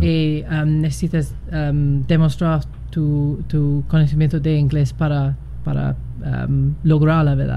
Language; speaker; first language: Spanish; non-native, learner; English